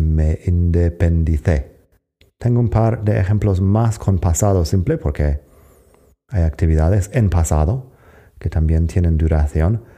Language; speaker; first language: Spanish; non-native, fluent; English